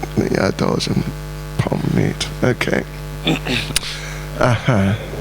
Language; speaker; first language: Russian; non-native, learner; English